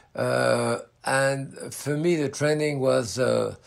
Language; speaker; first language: English; non-native, fluent; French